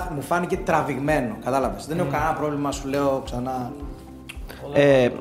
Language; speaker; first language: Greek; native; Greek